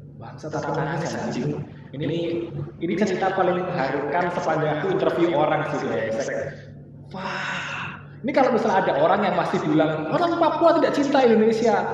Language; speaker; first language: Indonesian; native; Indonesian